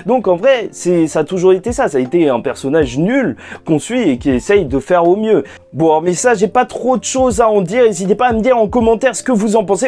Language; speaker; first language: French; native; French